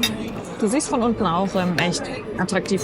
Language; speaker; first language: German; native; German